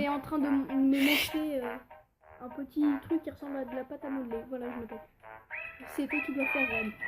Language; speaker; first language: French; native; French